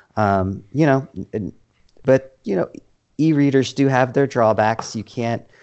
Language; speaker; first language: English; native; English